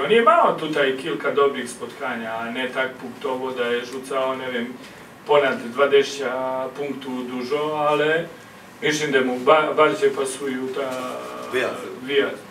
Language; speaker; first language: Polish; non-native, learner; Croatian